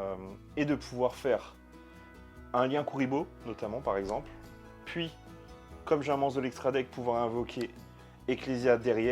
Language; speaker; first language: French; native; French